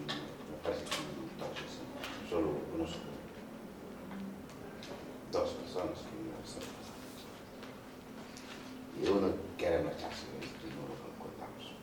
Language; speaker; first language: Spanish; non-native, fluent; Wolof